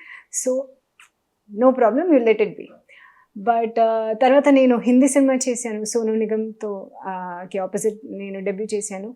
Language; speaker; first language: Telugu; non-native, local second language; Hindi